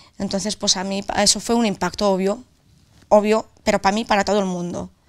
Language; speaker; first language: Spanish; non-native, fluent; Romanian